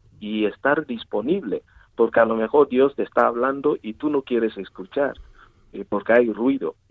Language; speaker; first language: Spanish; non-native, fluent; Igbo